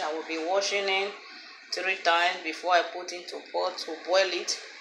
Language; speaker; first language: English; non-native, local second language; Igbo